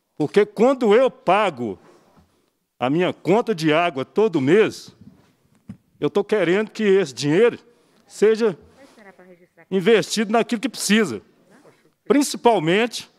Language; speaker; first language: Portuguese; native; Portuguese